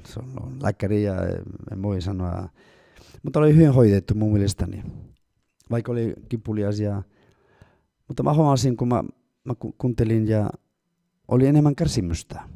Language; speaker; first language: Finnish; non-native, fluent; Spanish